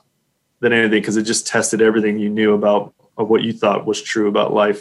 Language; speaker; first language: English; native; English